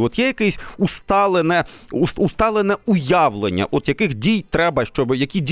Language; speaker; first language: Ukrainian; native; Ukrainian